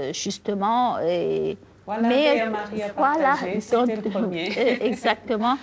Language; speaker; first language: French; non-native, local second language; Fula